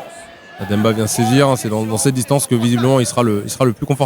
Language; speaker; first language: French; native; French